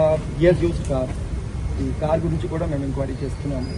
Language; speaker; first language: Telugu; non-native, learner; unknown